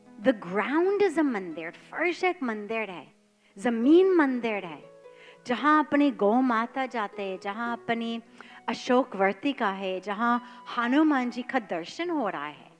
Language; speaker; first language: Hindi; non-native, fluent; English